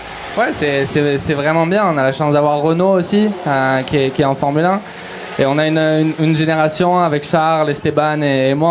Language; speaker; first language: French; native; French